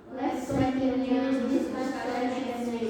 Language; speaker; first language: English; non-native, learner; Indonesian